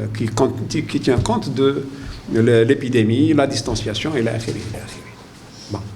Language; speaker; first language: French; non-native, local second language; Arabic